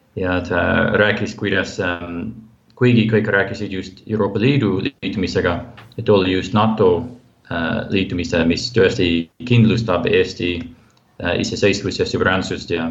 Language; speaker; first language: Estonian; non-native, fluent; English